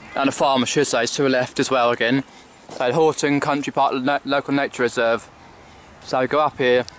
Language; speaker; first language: English; native; English